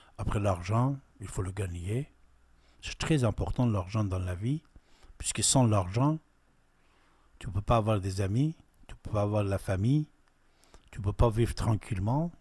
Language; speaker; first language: French; non-native, fluent; Persian